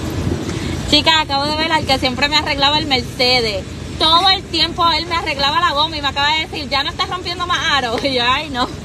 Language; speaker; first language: Spanish; native; Spanish